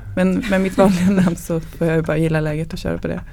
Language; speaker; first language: Swedish; native; Swedish